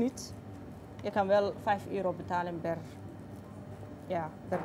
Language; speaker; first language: Dutch; non-native, learner; Somali